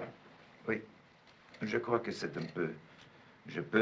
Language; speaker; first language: French; non-native, fluent; German